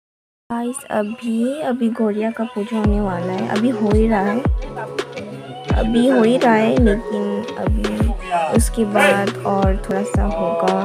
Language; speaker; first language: Hindi; non-native, local second language; Kok Borok